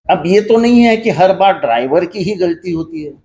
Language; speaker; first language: Hindi; non-native, local second language; Marathi